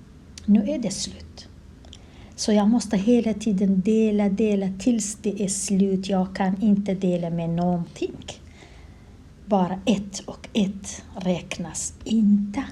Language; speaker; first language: Swedish; non-native, learner; Kurdish